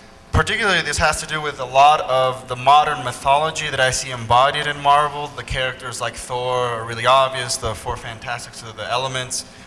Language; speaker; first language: English; non-native, fluent; Spanish